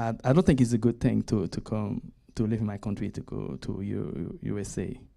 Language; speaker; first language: English; non-native, learner; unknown